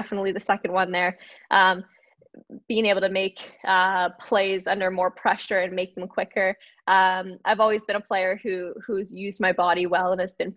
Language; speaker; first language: English; native; English